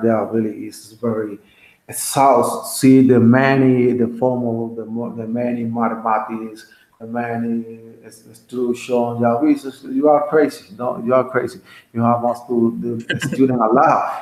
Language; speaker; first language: English; non-native, learner; Spanish